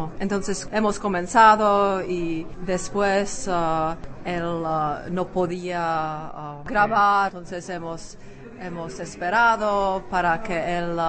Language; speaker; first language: Spanish; non-native, fluent; Czech